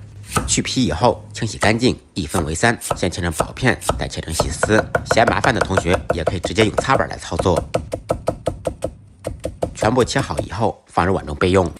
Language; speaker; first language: Chinese; native; Chinese